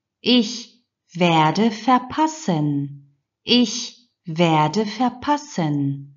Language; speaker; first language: German; non-native, fluent; Turkish